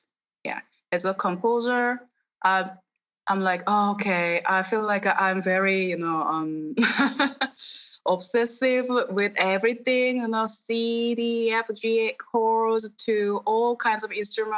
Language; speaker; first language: English; non-native, fluent; Korean